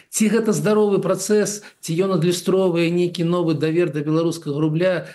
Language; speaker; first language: Belarusian; native; Belarusian